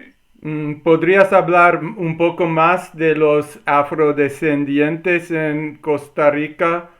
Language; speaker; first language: Spanish; non-native, learner; English